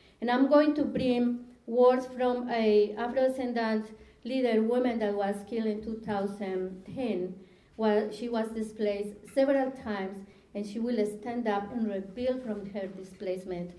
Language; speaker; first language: English; non-native, fluent; Spanish